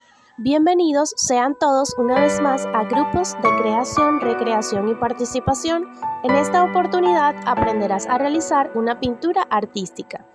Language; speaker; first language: Spanish; native; Spanish